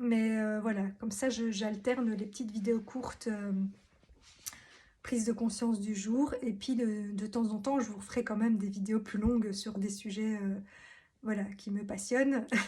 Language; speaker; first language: French; native; French